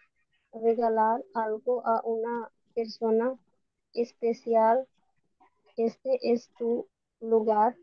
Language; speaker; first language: Spanish; non-native, learner; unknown